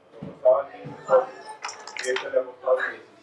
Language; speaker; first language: Spanish; native; Spanish